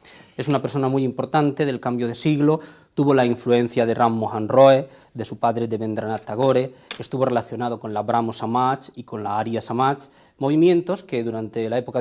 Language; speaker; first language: Spanish; native; Spanish